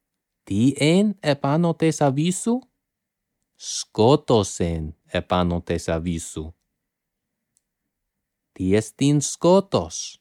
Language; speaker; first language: Greek; non-native, fluent; English